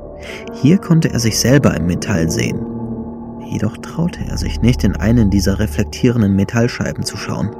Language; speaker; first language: German; native; German